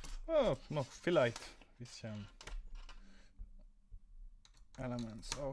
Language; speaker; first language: German; non-native, learner; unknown